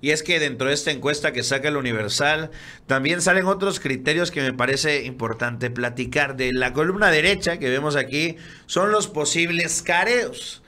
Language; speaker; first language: Spanish; native; Spanish